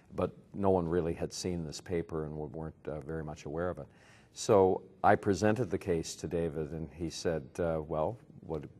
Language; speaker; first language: English; native; English